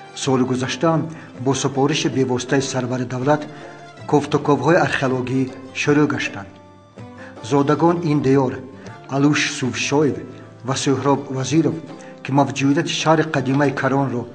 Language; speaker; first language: Tajik; native; Tajik